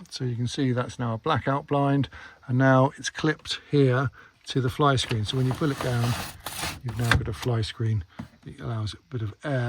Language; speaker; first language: English; native; English